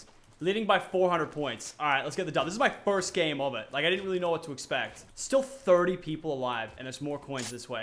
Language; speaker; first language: English; native; English